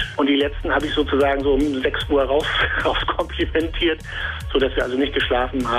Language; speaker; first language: German; native; German